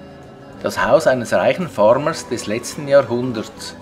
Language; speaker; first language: German; native; German